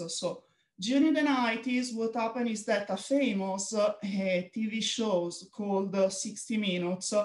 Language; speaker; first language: English; non-native, fluent; Italian